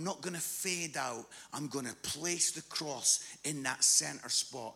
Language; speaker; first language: English; native; English